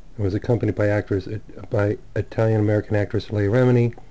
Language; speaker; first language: English; native; English